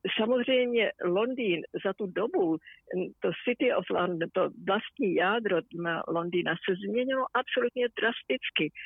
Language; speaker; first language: Czech; native; Czech